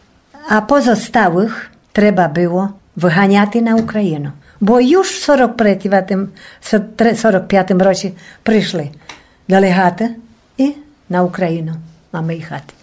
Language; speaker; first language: Polish; non-native, local second language; Rusyn